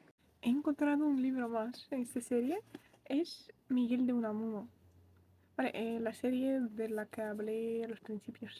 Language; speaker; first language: Spanish; non-native, fluent; Russian